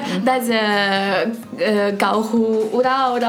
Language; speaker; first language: Chinese; non-native, fluent; Russian